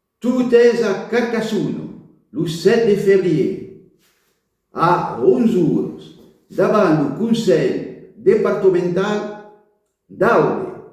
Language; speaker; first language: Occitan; non-native, local second language; French